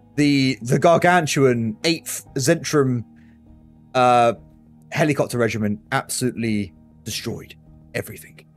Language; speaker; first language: English; native; English